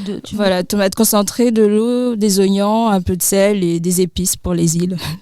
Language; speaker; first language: French; native; French